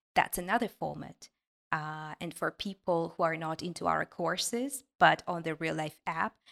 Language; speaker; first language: English; non-native, fluent; Ukrainian